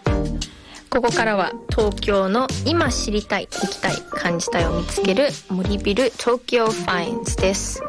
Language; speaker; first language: Japanese; native; Japanese